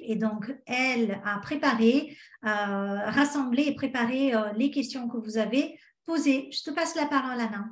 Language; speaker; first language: French; native; French